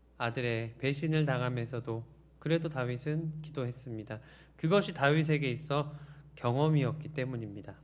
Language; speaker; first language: Korean; native; Korean